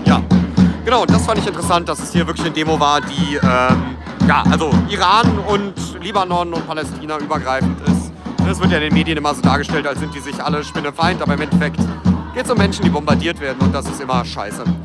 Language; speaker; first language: German; native; German